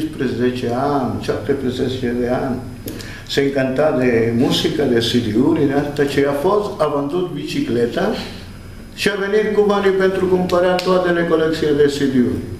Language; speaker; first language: Romanian; non-native, learner; Spanish